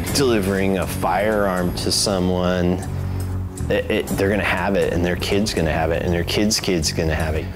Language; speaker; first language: English; native; English